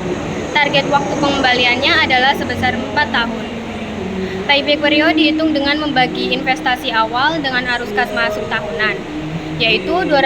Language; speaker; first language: Indonesian; native; Indonesian